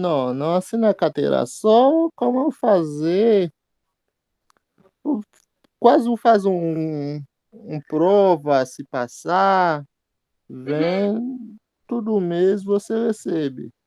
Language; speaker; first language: Portuguese; non-native, learner; Haitian Creole